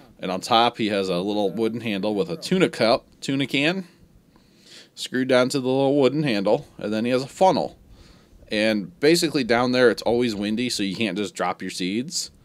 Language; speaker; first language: English; native; English